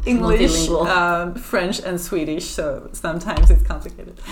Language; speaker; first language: English; non-native, fluent; Swedish